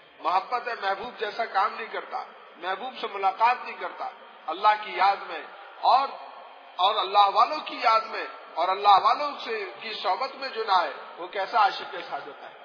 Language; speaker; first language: Urdu; non-native, local second language; Pashto